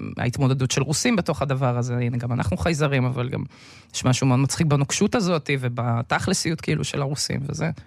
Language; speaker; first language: Hebrew; early bilingual, other home language; Russian